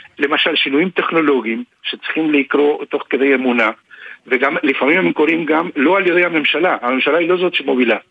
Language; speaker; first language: Hebrew; non-native, fluent; Spanish